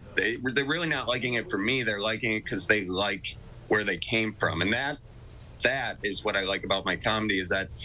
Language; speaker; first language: English; native; English